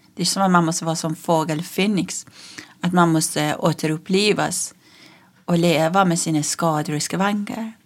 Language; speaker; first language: Swedish; non-native, fluent; Persian